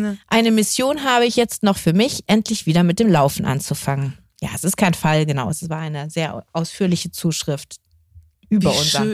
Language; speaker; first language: German; native; German